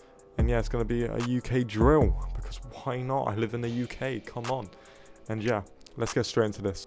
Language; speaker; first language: English; native; English